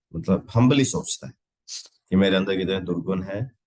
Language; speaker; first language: Hindi; non-native, local second language; Punjabi